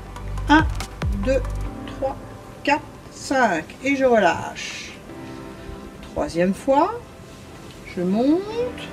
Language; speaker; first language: French; native; French